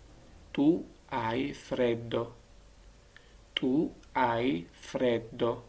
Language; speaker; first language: Italian; non-native, learner; Georgian